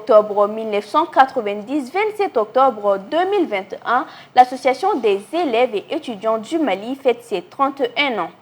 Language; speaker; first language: French; non-native, local second language; Bambara